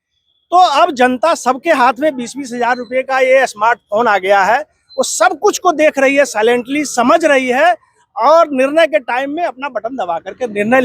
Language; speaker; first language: Hindi; native; Hindi